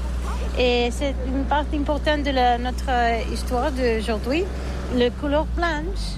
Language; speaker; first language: French; non-native, learner; Catalan